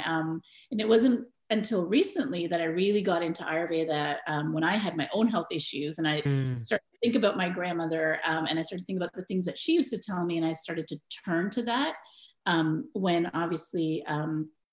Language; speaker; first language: English; native; English